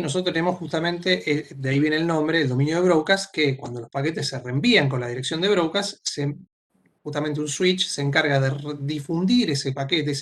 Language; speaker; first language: Spanish; native; Spanish